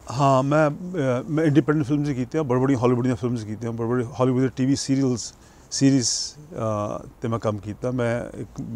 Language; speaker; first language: Punjabi; early bilingual, heritage; Punjabi